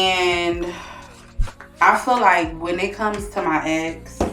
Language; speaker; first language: English; native; English